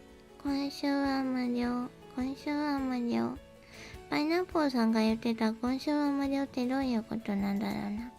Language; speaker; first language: Japanese; native; Japanese